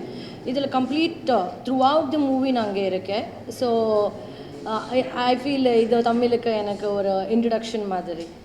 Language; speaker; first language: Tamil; non-native, learner; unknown